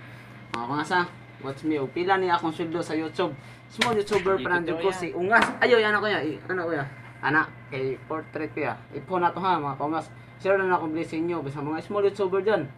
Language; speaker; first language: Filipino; non-native, local second language; Cebuano